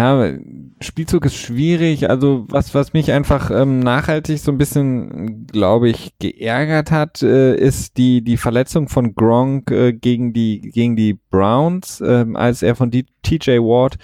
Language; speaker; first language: German; native; German